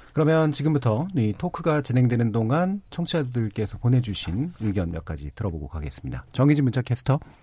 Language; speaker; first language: Korean; native; Korean